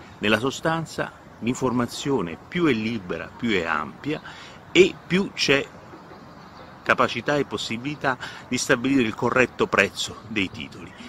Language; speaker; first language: Italian; native; Italian